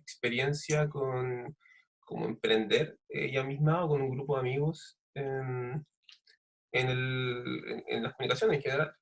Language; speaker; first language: Spanish; native; Spanish